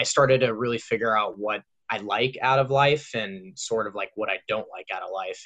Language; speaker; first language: English; native; English